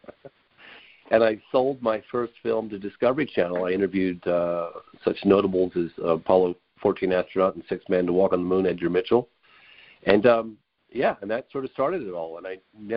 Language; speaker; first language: English; native; English